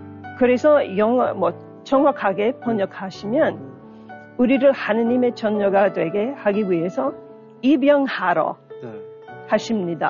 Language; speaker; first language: Korean; non-native, learner; English